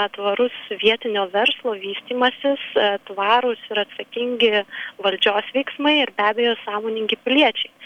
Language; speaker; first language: Lithuanian; native; Lithuanian